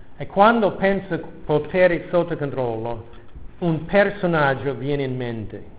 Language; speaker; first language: Italian; non-native, fluent; English